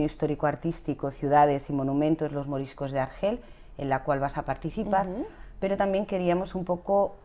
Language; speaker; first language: Spanish; native; Spanish